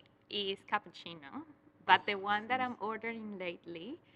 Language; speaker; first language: English; non-native, fluent; Spanish